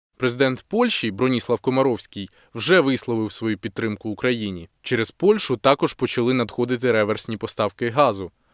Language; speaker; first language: Ukrainian; native; Ukrainian